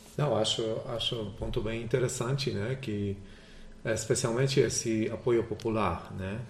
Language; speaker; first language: Portuguese; non-native, fluent; Polish